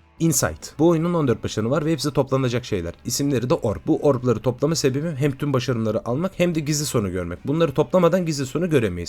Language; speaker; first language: Turkish; native; Turkish